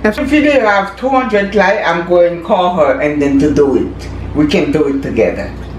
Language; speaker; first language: English; non-native, learner; Haitian Creole